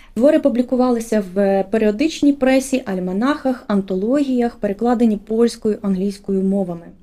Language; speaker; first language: Ukrainian; native; Ukrainian